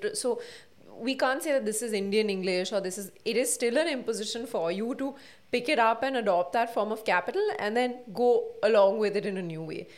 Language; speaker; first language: English; non-native, local second language; Hindi